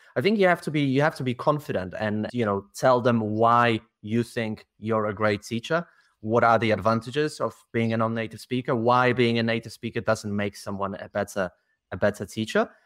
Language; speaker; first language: English; non-native, fluent; Polish